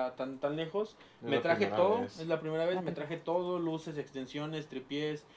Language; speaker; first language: Spanish; native; Spanish